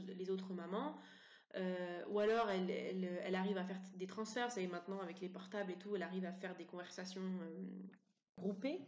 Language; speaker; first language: French; native; French